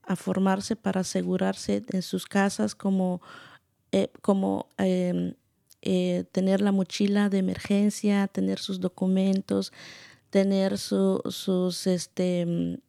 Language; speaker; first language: Spanish; native; Spanish